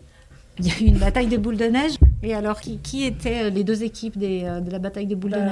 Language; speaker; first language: French; native; French